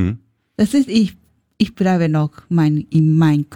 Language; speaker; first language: German; non-native, learner; Japanese